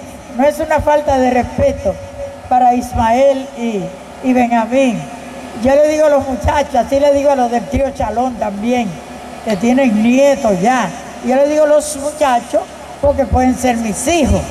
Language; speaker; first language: Spanish; native; Spanish